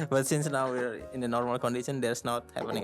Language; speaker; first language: English; non-native, learner; Indonesian